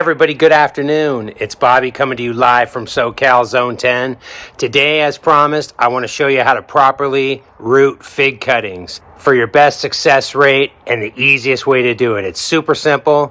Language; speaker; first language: English; native; English